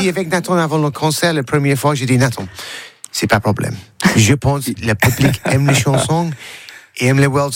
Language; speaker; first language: French; non-native, learner; English